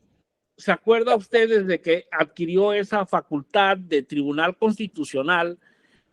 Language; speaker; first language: Spanish; native; Spanish